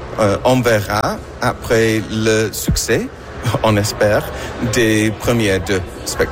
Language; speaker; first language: French; non-native, learner; English